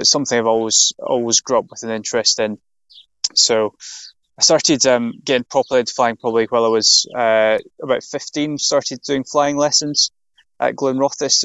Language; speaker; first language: English; native; English